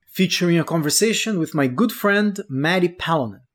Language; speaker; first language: English; non-native, fluent; Portuguese